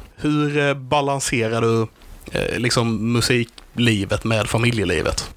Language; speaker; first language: Swedish; native; Swedish